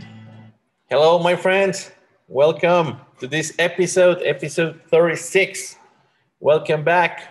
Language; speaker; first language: English; non-native, learner; Spanish